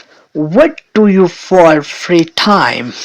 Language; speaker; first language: English; non-native, learner; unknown